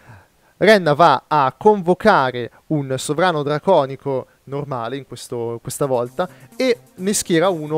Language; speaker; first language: Italian; native; Italian